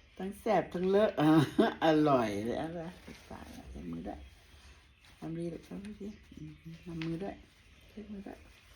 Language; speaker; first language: Thai; native; Thai